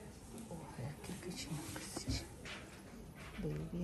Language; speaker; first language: Turkish; non-native, learner; Russian